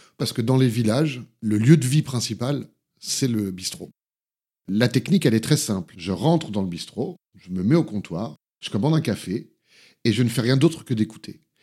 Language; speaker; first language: French; native; French